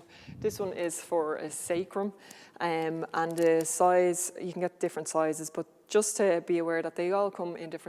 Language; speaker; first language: English; native; English